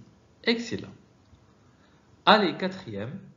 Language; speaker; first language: French; non-native, fluent; Arabic